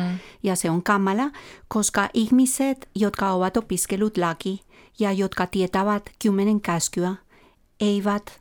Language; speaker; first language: Finnish; non-native, fluent; Spanish